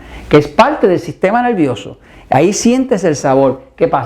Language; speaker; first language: Spanish; native; Spanish